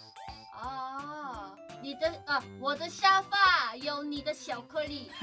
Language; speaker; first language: Chinese; non-native, learner; Korean